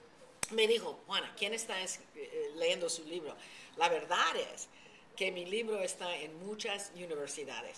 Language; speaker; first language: Spanish; early bilingual, heritage; Spanish